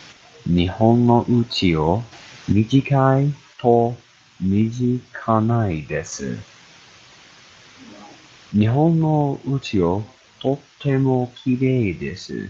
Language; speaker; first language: Japanese; non-native, learner; English